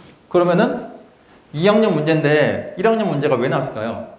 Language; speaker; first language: Korean; native; Korean